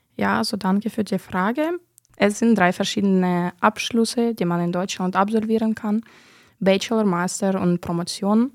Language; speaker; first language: German; non-native, fluent; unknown